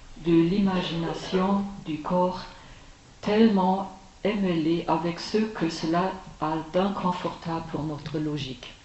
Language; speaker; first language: French; non-native, fluent; German